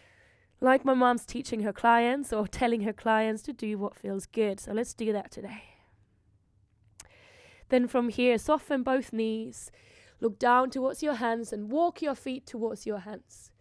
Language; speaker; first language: English; non-native, fluent; Finnish